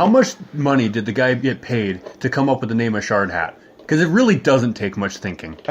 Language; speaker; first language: English; native; English